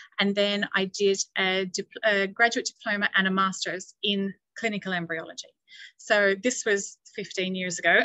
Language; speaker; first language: English; native; English